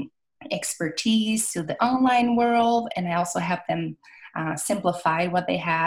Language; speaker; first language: English; non-native, fluent; Portuguese